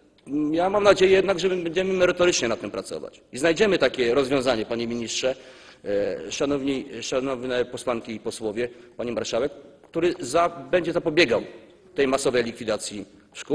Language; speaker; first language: Polish; native; Polish